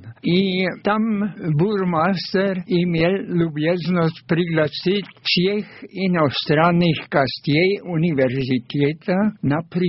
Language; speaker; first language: Russian; non-native, fluent; German